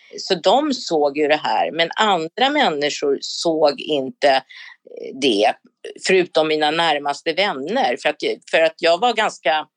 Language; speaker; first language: Swedish; native; Swedish